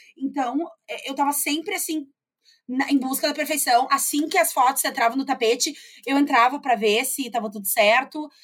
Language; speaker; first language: Portuguese; native; Portuguese